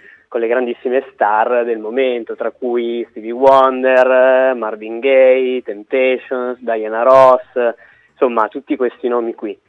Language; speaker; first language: Italian; native; Italian